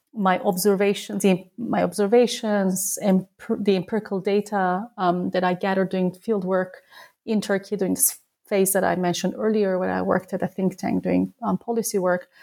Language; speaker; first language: English; non-native, fluent; Turkish